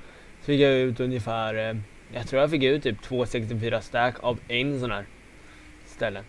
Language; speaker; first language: Swedish; native; Swedish